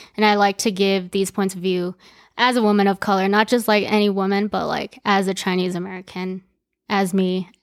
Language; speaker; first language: English; early bilingual, other home language; Chinese